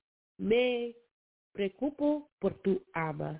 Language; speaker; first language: Spanish; non-native, learner; English